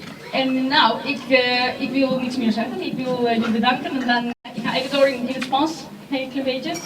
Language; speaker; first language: Dutch; non-native, fluent; Spanish